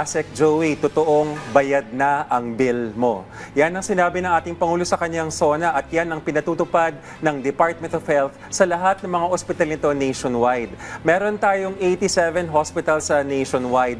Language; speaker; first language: Filipino; native; Filipino